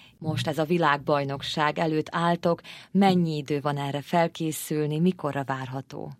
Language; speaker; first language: Hungarian; native; Hungarian